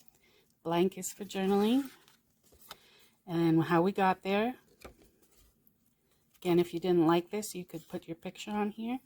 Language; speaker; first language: English; native; English